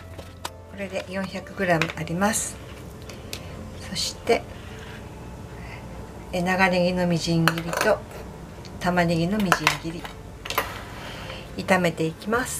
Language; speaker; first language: Japanese; native; Japanese